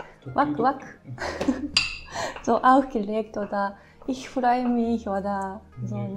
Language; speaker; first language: German; non-native, fluent; Japanese